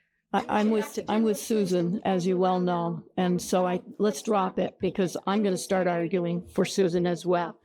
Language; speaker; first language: English; native; English